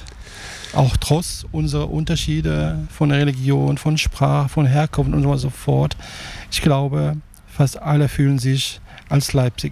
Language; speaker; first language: German; non-native, fluent; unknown